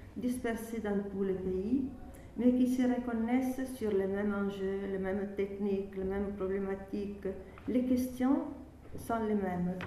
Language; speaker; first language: French; non-native, fluent; Italian